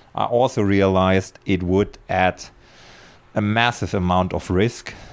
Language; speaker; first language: English; non-native, fluent; German